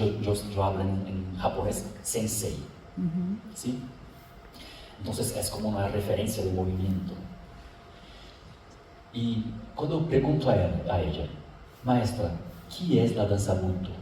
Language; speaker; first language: Spanish; non-native, fluent; Portuguese